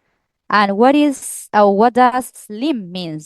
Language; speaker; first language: English; non-native, fluent; Spanish